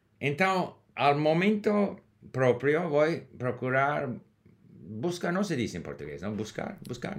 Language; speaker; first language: Portuguese; non-native, learner; English